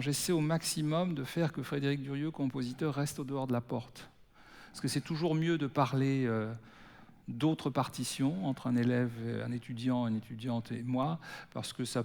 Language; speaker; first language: French; native; French